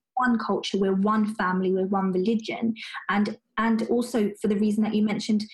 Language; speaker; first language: English; native; English